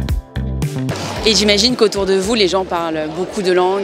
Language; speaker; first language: French; native; French